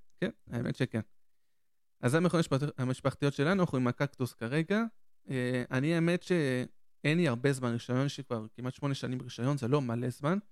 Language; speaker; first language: Hebrew; native; Hebrew